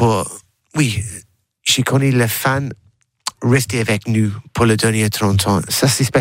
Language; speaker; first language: French; non-native, learner; English